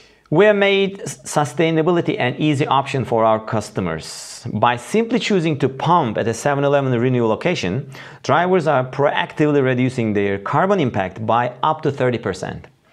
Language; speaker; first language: English; non-native, fluent; Turkish